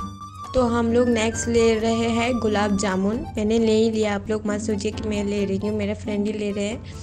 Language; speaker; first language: Hindi; non-native, local second language; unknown